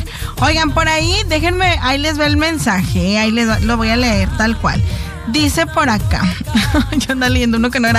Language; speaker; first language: Spanish; native; Spanish